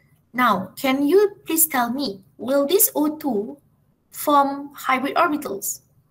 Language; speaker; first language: English; non-native, local second language; Malay